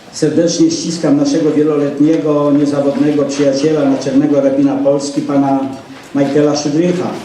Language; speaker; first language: Polish; native; Polish